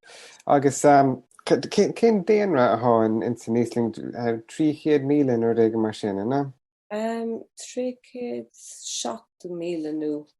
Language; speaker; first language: Irish; native; Irish